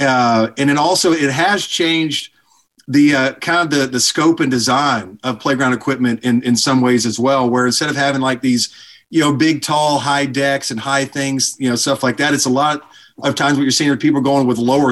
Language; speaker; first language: English; native; English